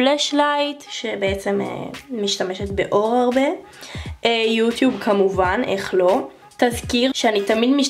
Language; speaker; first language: Hebrew; native; Hebrew